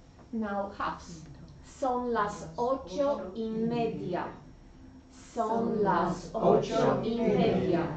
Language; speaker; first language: Spanish; non-native, learner; English